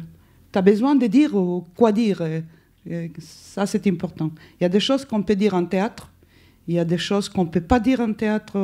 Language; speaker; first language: French; non-native, fluent; Spanish